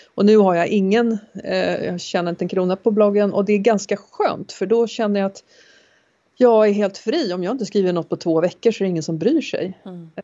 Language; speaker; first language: Swedish; native; Swedish